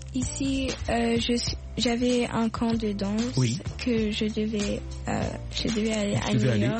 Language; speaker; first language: French; early bilingual, heritage; French